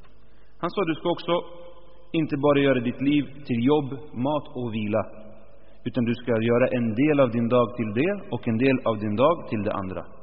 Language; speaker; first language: Swedish; early bilingual, other home language; Arabic